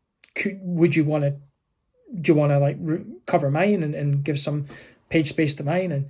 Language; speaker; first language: English; native; English